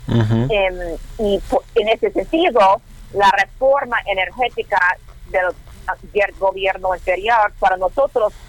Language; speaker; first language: Spanish; non-native, learner; English